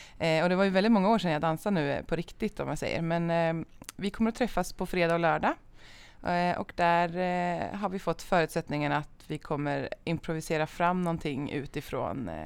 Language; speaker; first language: Swedish; native; Swedish